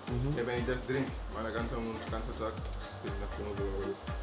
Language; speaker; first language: German; non-native, learner; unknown